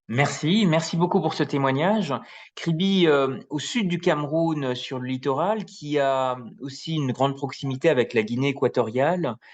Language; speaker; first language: French; native; French